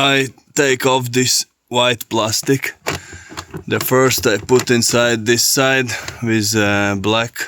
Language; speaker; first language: English; non-native, learner; Latvian